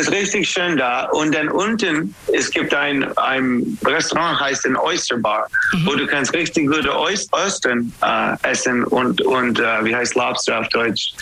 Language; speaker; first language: German; non-native, learner; English